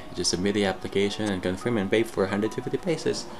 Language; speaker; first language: English; non-native, local second language; Pampanga